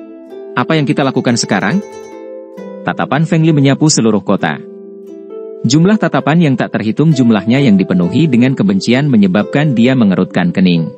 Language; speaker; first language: Indonesian; native; Indonesian